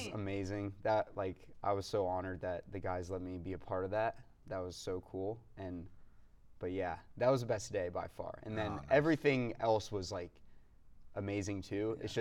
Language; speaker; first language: English; native; English